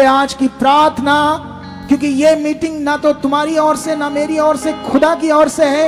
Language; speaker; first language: Hindi; native; Hindi